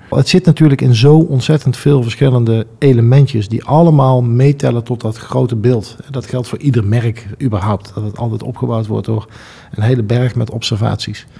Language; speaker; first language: Dutch; native; Dutch